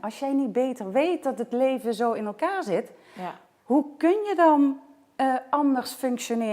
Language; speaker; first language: Dutch; native; Dutch